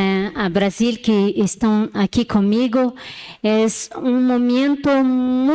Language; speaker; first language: Spanish; non-native, learner; Portuguese